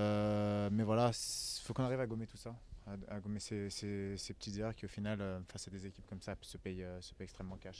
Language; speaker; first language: French; native; French